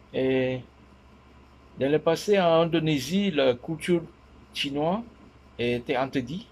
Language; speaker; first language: French; non-native, learner; Min Nan Chinese